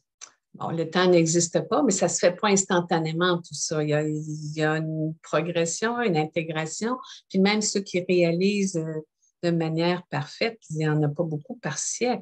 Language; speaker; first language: French; native; French